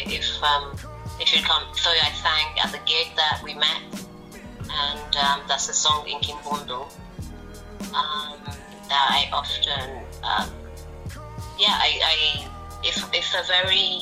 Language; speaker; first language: English; non-native, fluent; Portuguese